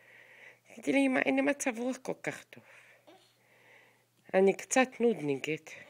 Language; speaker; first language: Hebrew; native; Hebrew